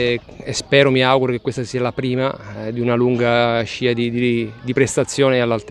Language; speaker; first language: Italian; native; Italian